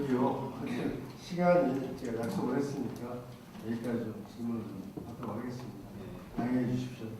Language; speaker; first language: Korean; native; Korean